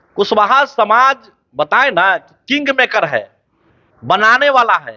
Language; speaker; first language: Hindi; native; Hindi